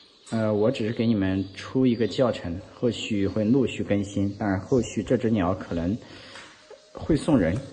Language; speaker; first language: Chinese; native; Chinese